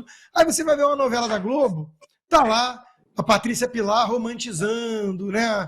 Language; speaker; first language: Portuguese; native; Portuguese